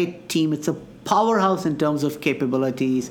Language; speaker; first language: English; non-native, local second language; Hindi